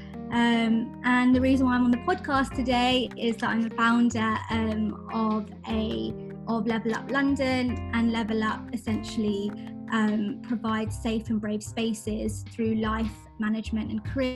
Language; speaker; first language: English; native; English